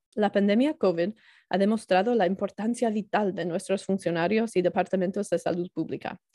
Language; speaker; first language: Spanish; non-native, learner; English